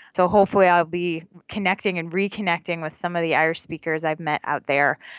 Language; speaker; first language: English; native; English